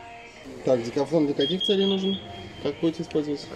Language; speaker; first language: Russian; native; Russian